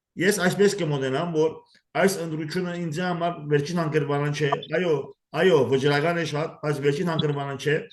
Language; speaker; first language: Armenian; early bilingual, heritage; Armenian